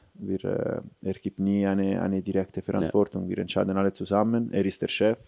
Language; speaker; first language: German; non-native, fluent; Italian